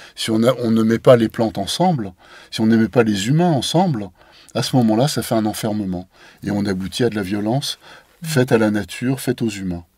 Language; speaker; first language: French; native; French